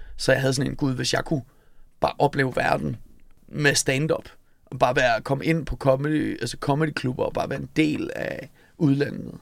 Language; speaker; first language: Danish; native; Danish